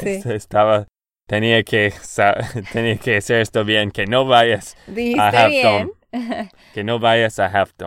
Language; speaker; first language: Spanish; non-native, fluent; English